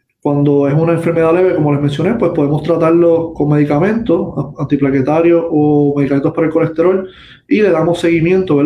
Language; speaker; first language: Spanish; native; Spanish